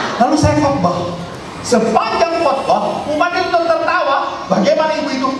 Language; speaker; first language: Indonesian; non-native, local second language; Javanese